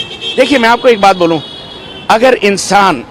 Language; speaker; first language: Hindi; native; Hindi